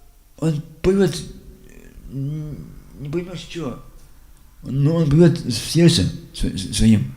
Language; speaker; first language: Russian; non-native, local second language; Lithuanian